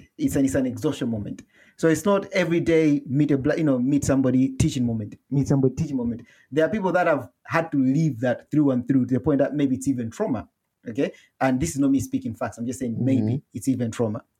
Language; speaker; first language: English; non-native, local second language; Nyanja